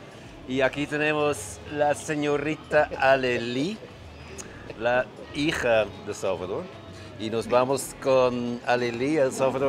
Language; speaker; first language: Spanish; non-native, fluent; Dutch